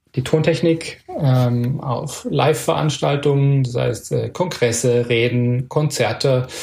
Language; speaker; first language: German; native; German